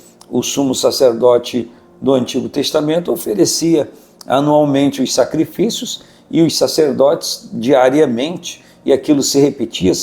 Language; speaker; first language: Portuguese; native; Portuguese